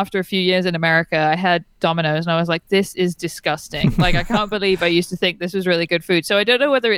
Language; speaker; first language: English; native; English